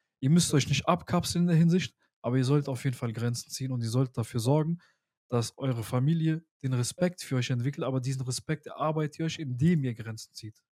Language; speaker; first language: German; early bilingual, other home language; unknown